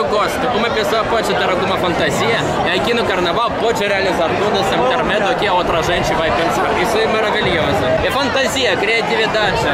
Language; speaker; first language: Portuguese; non-native, learner; Russian